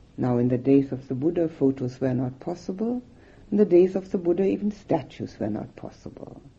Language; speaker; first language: English; non-native, fluent; German